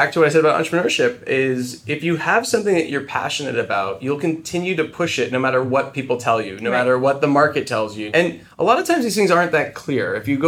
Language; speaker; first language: English; native; English